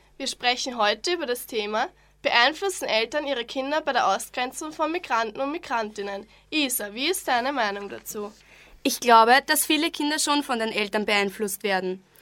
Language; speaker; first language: German; native; German